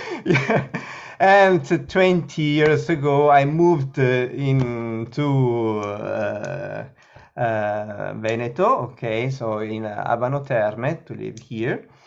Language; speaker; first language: English; non-native, learner; Italian